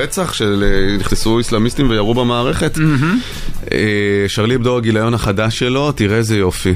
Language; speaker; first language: Hebrew; native; Hebrew